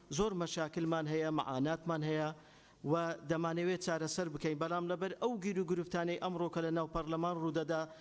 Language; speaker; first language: Central Kurdish; non-native, local second language; Azerbaijani